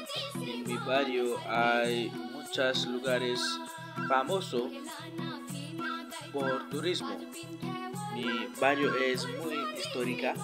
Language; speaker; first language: Spanish; non-native, learner; Nepali